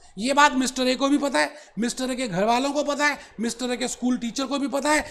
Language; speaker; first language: Hindi; native; Hindi